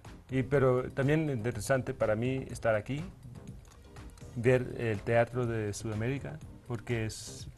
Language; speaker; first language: Spanish; early bilingual, heritage; Danish